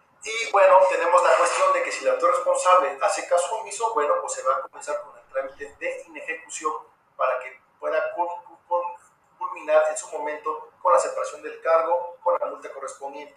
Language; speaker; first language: Spanish; native; Spanish